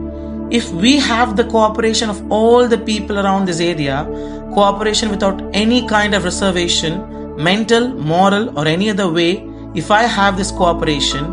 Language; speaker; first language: English; non-native, local second language; Tamil